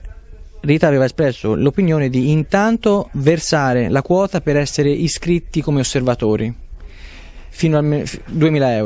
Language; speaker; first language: Italian; native; Italian